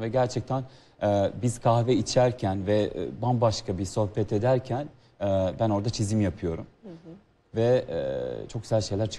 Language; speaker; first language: Turkish; non-native, fluent; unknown